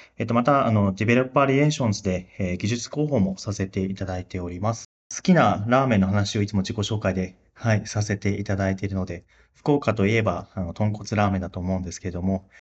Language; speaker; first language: Japanese; native; Japanese